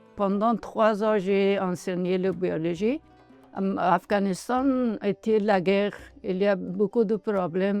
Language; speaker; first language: French; non-native, learner; Persian